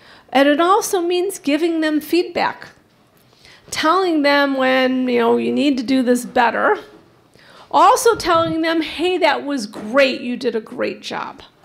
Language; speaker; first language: English; native; English